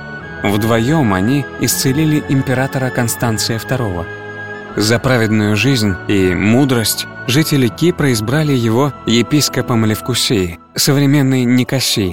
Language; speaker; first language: Russian; native; Russian